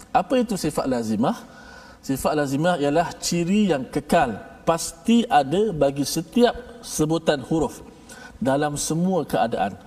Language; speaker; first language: Malay; native; Malay